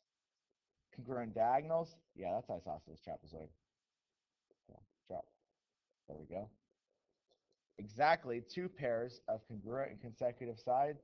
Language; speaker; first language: English; native; English